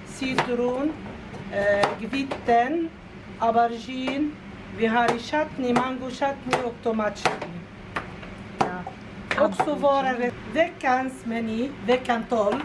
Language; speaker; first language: Swedish; non-native, learner; Arabic